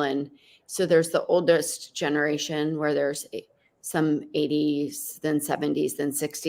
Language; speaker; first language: English; native; English